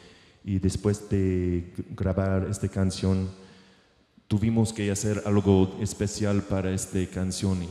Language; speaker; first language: Spanish; non-native, learner; English